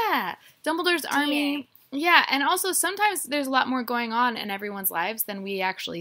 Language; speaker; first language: English; native; English